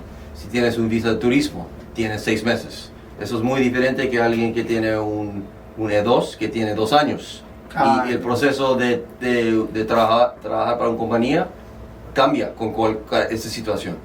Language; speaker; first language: Spanish; early bilingual, heritage; Spanish